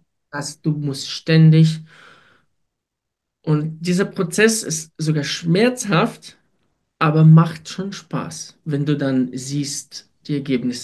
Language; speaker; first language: German; non-native, fluent; Ukrainian